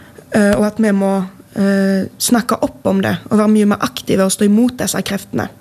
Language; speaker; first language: Norwegian; native; Norwegian